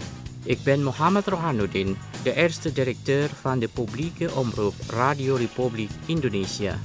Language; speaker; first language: Dutch; non-native, learner; Indonesian